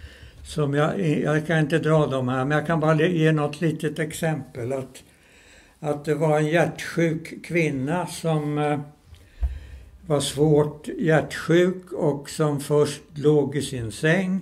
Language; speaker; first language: Swedish; native; Swedish